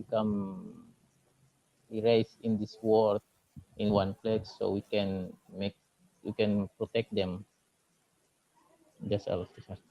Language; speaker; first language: English; non-native, learner; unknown